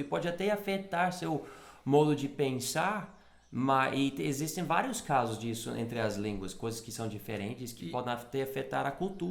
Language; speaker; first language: Portuguese; non-native, fluent; English